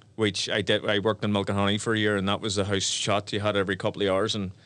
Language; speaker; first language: English; native; English